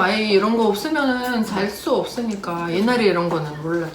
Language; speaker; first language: Korean; non-native, fluent; Russian